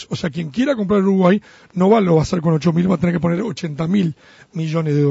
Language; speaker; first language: Spanish; native; Spanish